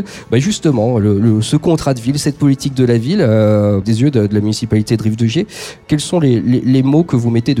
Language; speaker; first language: French; native; French